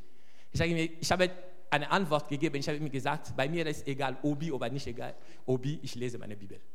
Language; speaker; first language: German; non-native, fluent; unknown